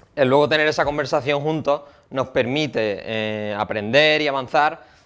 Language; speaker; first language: Spanish; native; Spanish